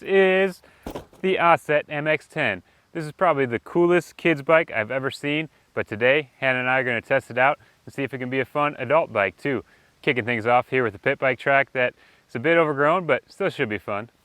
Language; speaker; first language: English; native; English